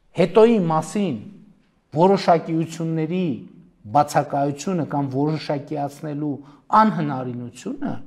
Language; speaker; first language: Armenian; native; Armenian